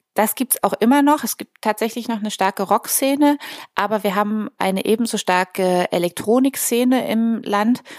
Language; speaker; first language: German; native; German